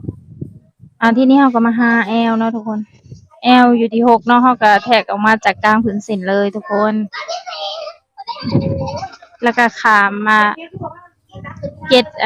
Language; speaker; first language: Thai; non-native, local second language; Northeastern Thai